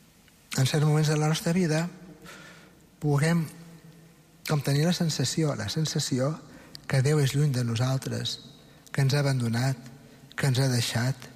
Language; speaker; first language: Catalan; native; Catalan